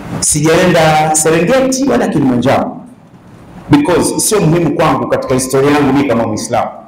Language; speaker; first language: Swahili; native; Swahili